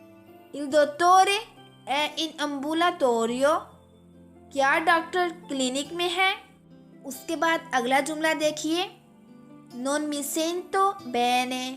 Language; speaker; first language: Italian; non-native, fluent; Urdu